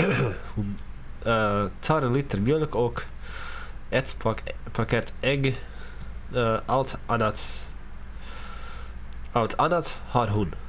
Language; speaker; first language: Swedish; non-native, learner; English